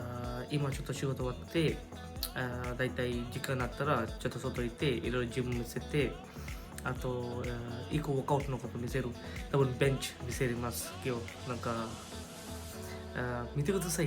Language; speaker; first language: Japanese; non-native, learner; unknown